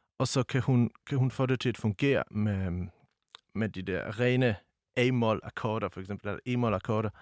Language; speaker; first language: Danish; non-native, fluent; Polish